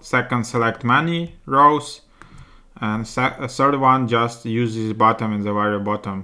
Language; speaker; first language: English; non-native, fluent; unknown